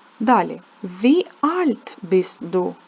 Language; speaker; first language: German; non-native, fluent; Ukrainian